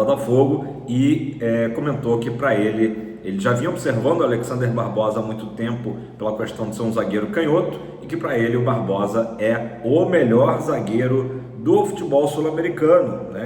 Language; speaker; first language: Portuguese; native; Portuguese